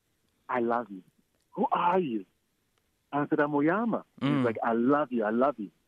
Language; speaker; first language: English; non-native, local second language; Xhosa